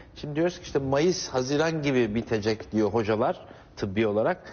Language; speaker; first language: Turkish; native; Turkish